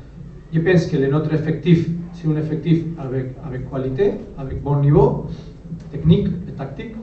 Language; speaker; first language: French; non-native, learner; Spanish